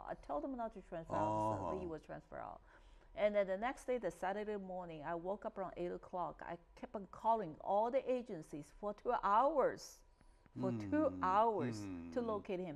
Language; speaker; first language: English; non-native, fluent; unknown